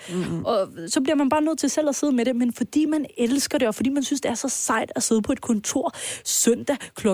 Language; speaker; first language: Danish; early bilingual, other home language; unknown